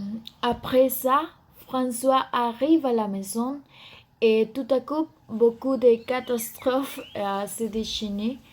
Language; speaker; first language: French; non-native, learner; Spanish